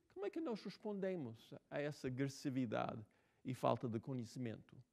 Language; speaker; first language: Portuguese; non-native, fluent; English